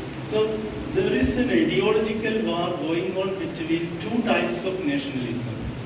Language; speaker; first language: English; non-native, local second language; Malayalam